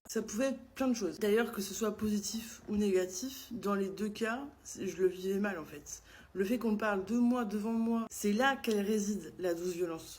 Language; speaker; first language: French; native; French